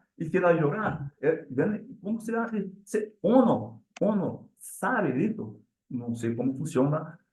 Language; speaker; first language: Spanish; non-native, learner; Portuguese